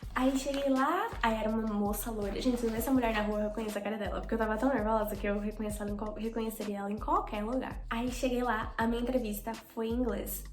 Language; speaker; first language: Portuguese; native; Portuguese